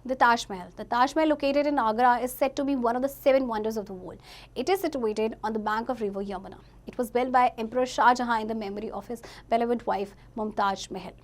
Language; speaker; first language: English; non-native, local second language; Hindi